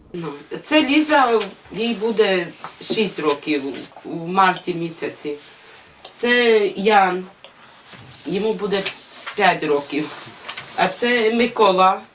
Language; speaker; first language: Ukrainian; non-native, local second language; Romany